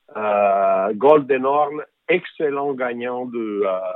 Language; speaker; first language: French; non-native, fluent; English